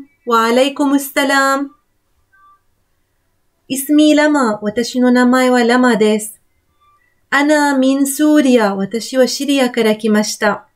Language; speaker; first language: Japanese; non-native, fluent; Arabic